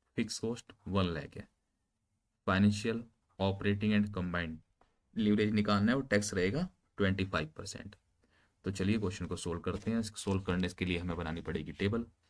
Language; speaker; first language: Hindi; native; Hindi